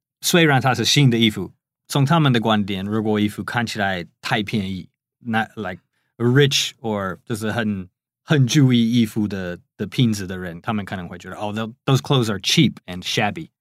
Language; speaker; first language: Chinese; non-native, fluent; English